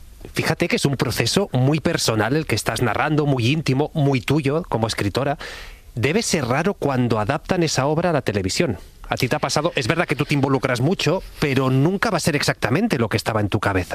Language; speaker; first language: Spanish; native; Spanish